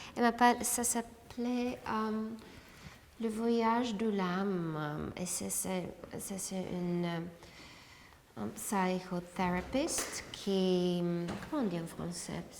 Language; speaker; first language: French; non-native, fluent; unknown